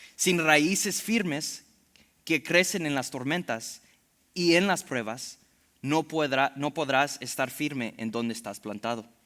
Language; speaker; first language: Spanish; early bilingual, heritage; Spanish